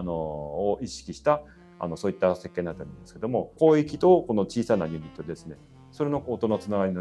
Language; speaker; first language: Japanese; native; Japanese